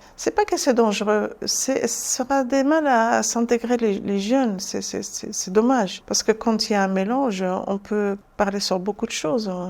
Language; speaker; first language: French; non-native, local second language; Arabic